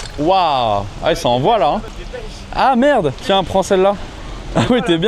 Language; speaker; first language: French; native; French